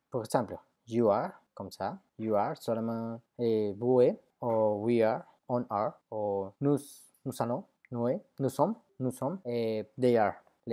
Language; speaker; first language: French; non-native, fluent; Spanish